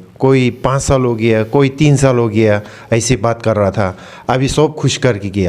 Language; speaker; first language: Hindi; non-native, fluent; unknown